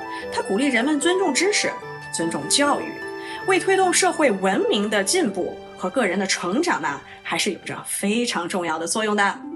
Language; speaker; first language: Chinese; native; Chinese